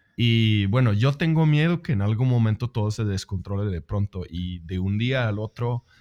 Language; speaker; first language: Spanish; non-native, fluent; Swedish